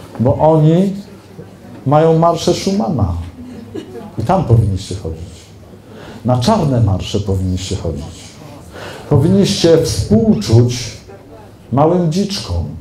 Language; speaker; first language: Polish; native; Polish